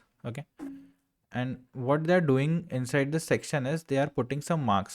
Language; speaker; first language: English; non-native, local second language; Hindi